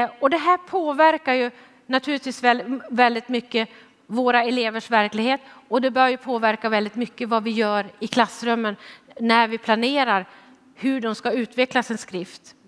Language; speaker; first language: Swedish; native; Swedish